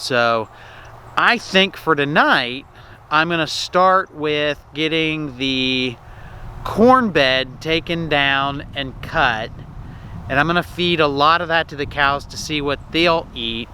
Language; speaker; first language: English; native; English